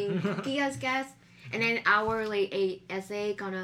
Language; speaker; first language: English; non-native, fluent; Vietnamese